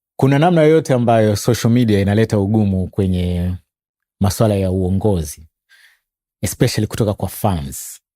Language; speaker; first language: Swahili; native; Swahili